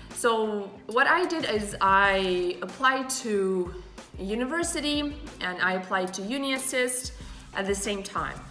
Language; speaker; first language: English; non-native, fluent; Russian